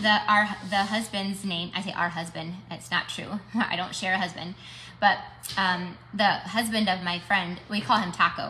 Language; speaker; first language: English; native; English